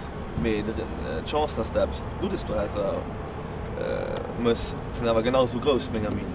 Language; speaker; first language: German; non-native, local second language; Luxembourgish